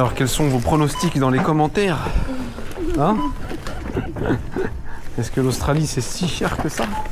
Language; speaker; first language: French; native; French